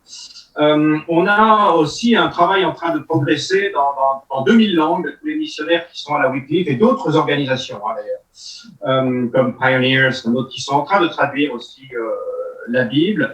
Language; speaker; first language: French; native; French